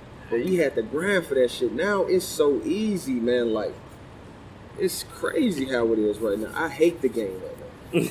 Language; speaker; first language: English; native; English